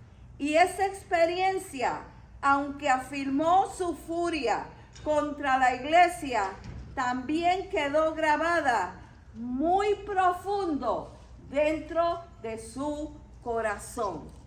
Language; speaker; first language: Spanish; native; Spanish